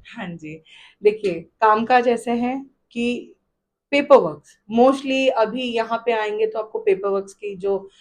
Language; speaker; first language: Hindi; non-native, local second language; Gujarati